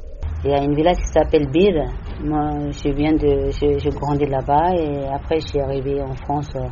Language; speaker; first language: French; non-native, learner; Tibetan